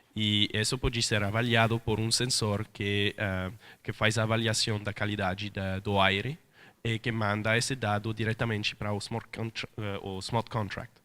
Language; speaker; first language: Portuguese; non-native, fluent; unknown